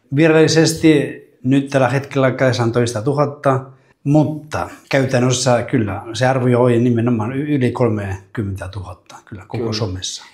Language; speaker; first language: Finnish; non-native, fluent; Spanish